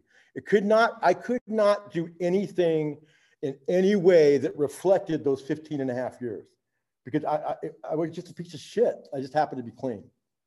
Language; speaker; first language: English; native; English